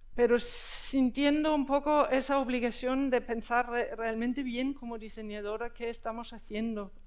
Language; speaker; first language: Spanish; non-native, fluent; Danish